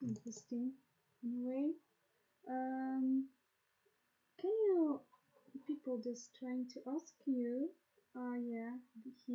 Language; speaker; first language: English; non-native, learner; Russian